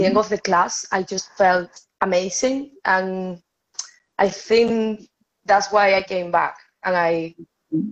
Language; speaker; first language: English; non-native, fluent; Spanish